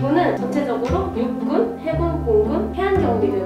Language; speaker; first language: Korean; native; Korean